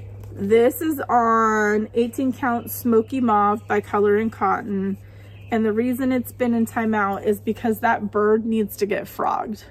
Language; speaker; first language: English; native; English